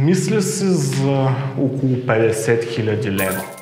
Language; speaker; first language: Bulgarian; native; Bulgarian